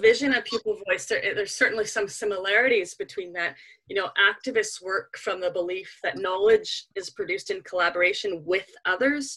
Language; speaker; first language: English; native; English